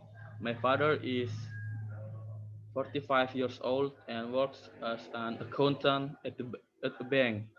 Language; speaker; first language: English; non-native, learner; Indonesian